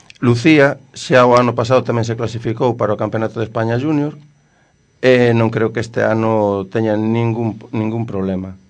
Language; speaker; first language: Galician; non-native, local second language; Spanish